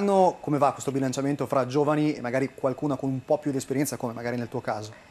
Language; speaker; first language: Italian; native; Italian